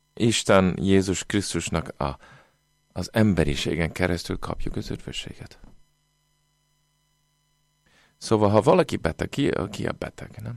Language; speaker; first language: Hungarian; non-native, fluent; English